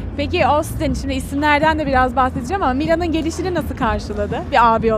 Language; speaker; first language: Turkish; native; Turkish